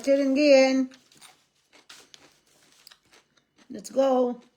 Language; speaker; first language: German; non-native, learner; Cebuano